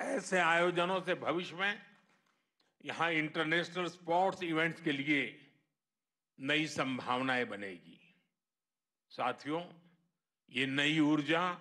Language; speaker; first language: Hindi; non-native, local second language; Gujarati